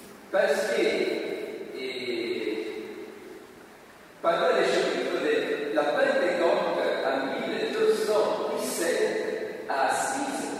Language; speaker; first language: French; non-native, learner; Italian